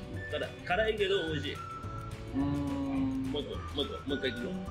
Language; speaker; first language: Japanese; native; Japanese